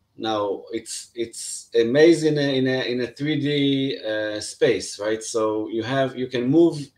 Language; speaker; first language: English; non-native, fluent; Hebrew